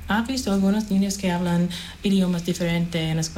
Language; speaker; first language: Spanish; non-native, fluent; English